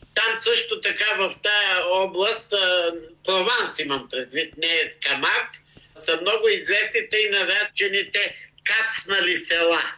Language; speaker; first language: Bulgarian; native; Bulgarian